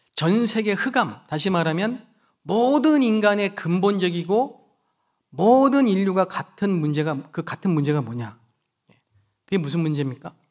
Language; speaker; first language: Korean; native; Korean